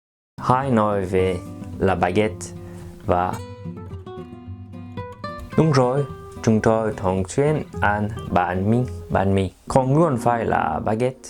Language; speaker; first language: Vietnamese; non-native, learner; French